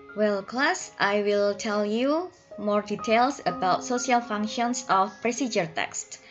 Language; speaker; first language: English; non-native, fluent; Indonesian